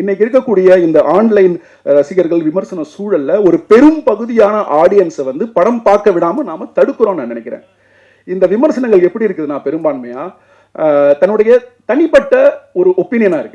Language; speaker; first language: Tamil; native; Tamil